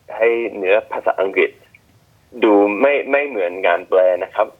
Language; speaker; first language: Thai; non-native, fluent; English